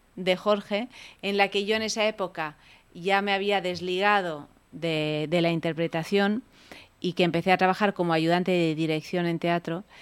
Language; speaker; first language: Spanish; early bilingual, other home language; Italian